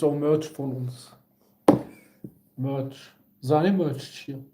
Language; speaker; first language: German; early bilingual, other home language; Kurdish